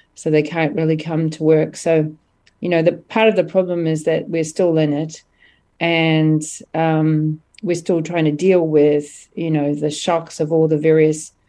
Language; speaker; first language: English; native; English